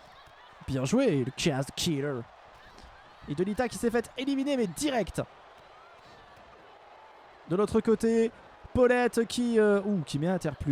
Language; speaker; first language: French; native; French